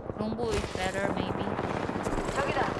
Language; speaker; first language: English; non-native, learner; Korean